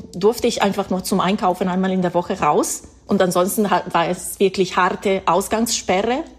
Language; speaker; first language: German; non-native, fluent; Italian